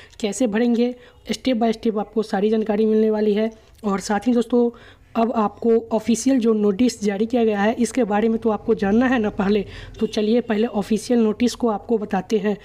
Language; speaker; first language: Hindi; native; Hindi